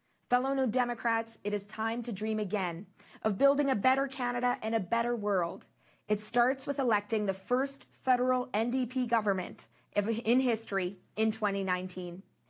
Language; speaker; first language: English; early bilingual, other home language; French